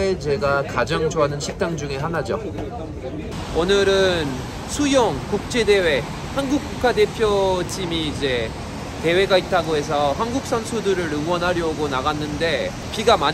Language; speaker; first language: Korean; non-native, fluent; French